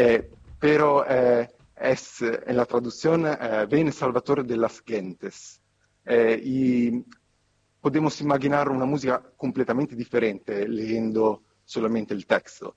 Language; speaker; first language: Spanish; non-native, fluent; Italian